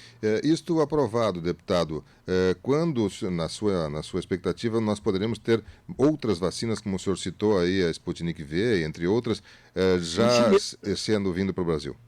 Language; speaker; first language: Portuguese; native; Portuguese